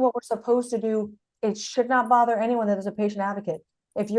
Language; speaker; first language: English; native; English